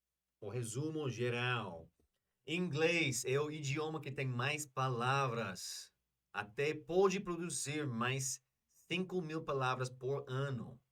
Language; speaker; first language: Portuguese; non-native, learner; English